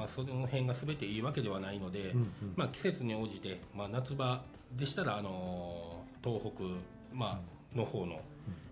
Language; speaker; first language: Japanese; native; Japanese